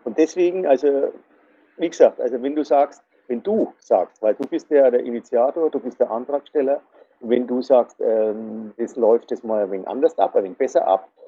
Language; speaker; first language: German; native; German